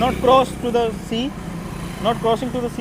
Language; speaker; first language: English; non-native, learner; Hindi